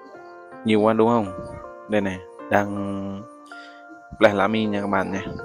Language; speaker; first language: Vietnamese; non-native, local second language; Jarai